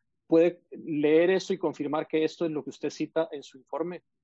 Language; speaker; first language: Spanish; native; Spanish